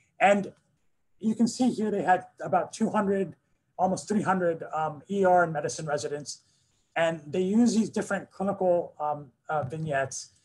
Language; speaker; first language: English; native; English